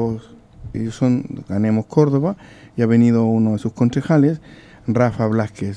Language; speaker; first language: Spanish; native; Spanish